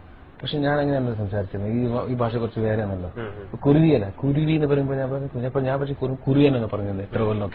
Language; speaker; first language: Malayalam; early bilingual, heritage; Malayalam